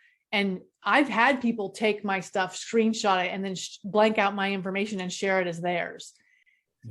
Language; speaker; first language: English; native; English